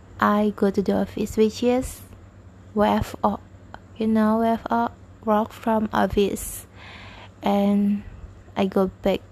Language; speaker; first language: English; non-native, learner; Indonesian